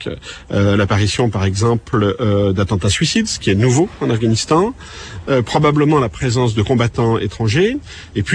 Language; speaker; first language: French; native; French